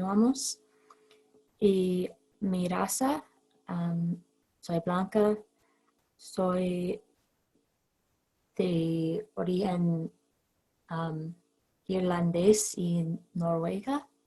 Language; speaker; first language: Spanish; non-native, fluent; English